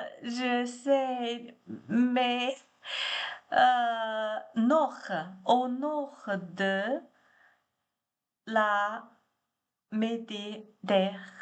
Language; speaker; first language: French; non-native, learner; Chinese